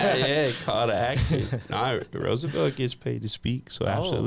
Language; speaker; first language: English; native; English